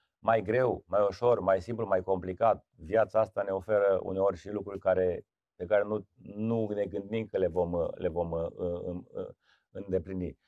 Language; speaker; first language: Romanian; native; Romanian